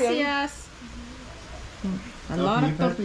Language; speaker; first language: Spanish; non-native, learner; Ukrainian